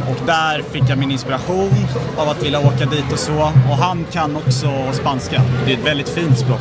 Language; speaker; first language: Swedish; native; Swedish